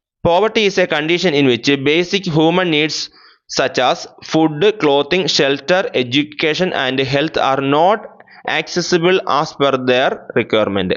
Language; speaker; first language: English; non-native, local second language; Malayalam